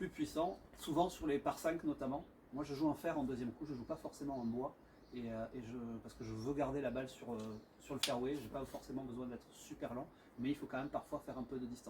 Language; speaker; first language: French; native; French